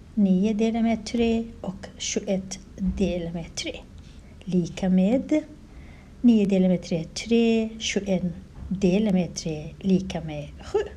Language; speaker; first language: Swedish; non-native, learner; Kurdish